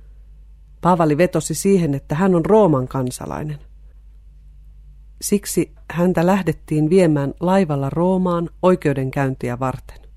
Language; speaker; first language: Finnish; native; Finnish